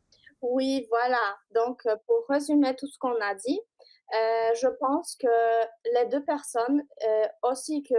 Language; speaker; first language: French; non-native, learner; Polish